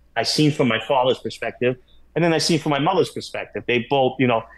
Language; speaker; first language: English; native; English